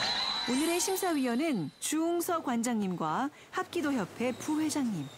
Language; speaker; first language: Korean; native; Korean